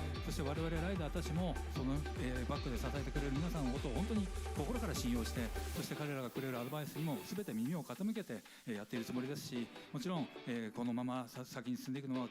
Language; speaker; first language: Japanese; native; Japanese